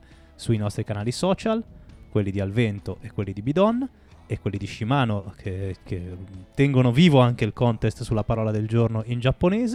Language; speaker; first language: Italian; native; Italian